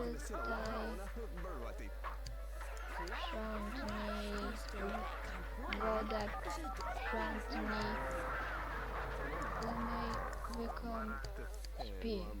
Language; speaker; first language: Polish; native; Polish